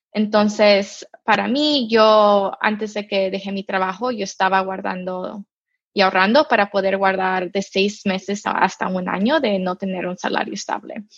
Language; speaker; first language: Spanish; early bilingual, heritage; Spanish